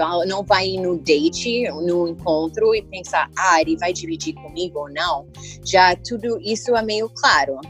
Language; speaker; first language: Portuguese; early bilingual, heritage; English